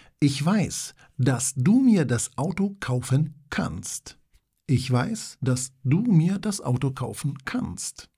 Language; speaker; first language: German; non-native, fluent; Polish